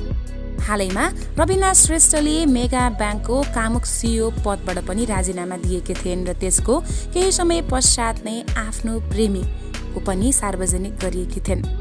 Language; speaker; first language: Nepali; native; Nepali